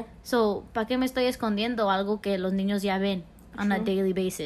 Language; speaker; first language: Spanish; early bilingual, heritage; Spanish